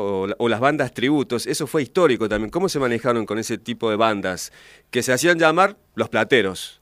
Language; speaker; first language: Spanish; native; Spanish